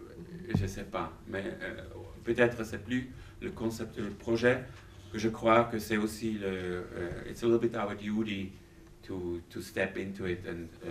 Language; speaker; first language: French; non-native, fluent; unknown